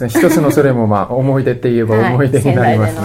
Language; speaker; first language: Japanese; non-native, fluent; Korean